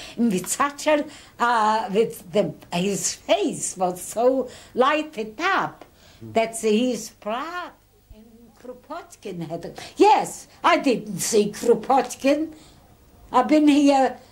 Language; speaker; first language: English; early bilingual, other home language; Polish